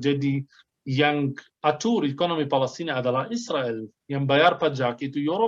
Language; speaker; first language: Indonesian; non-native, fluent; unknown